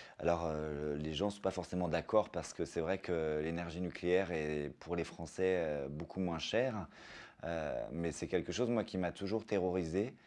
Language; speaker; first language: French; native; French